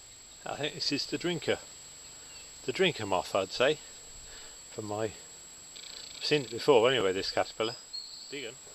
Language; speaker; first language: English; native; English